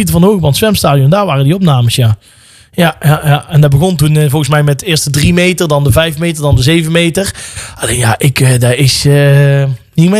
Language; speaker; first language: Dutch; native; Dutch